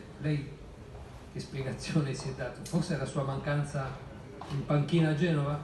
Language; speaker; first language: Italian; native; Italian